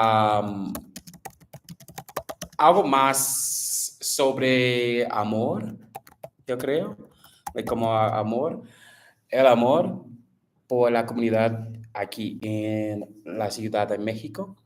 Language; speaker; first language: Spanish; non-native, learner; English